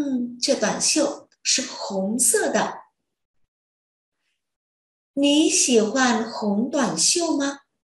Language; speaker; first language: Chinese; non-native, fluent; Vietnamese